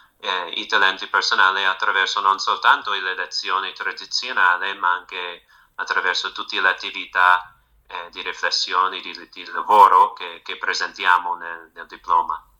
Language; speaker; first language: Italian; non-native, fluent; English